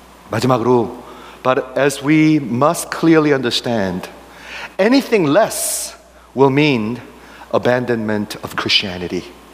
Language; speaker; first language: English; non-native, fluent; Korean